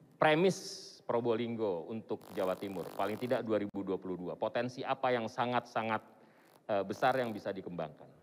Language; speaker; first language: Indonesian; native; Indonesian